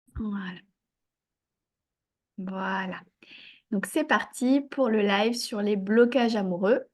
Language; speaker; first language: French; native; French